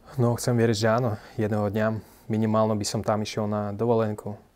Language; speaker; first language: Slovak; non-native, fluent; Russian